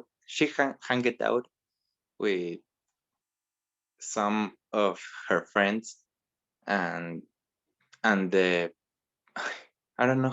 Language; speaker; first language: English; non-native, learner; Spanish